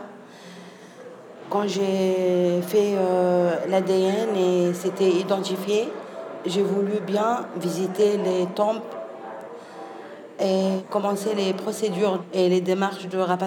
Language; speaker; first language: French; non-native, local second language; Arabic